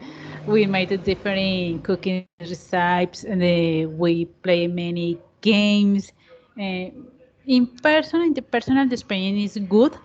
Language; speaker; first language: English; non-native, learner; Spanish